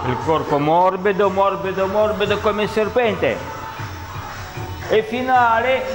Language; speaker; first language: Italian; non-native, learner; Russian